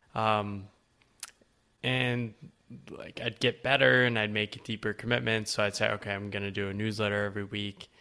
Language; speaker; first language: English; native; English